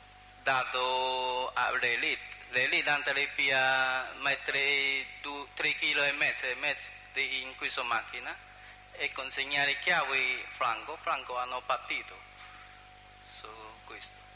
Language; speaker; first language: Italian; non-native, learner; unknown